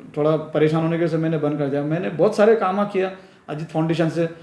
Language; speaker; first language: Hindi; non-native, local second language; Urdu